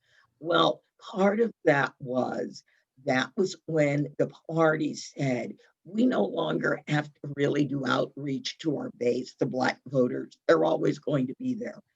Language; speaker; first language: English; native; English